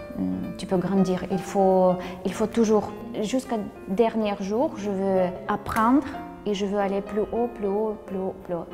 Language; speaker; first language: French; non-native, learner; Russian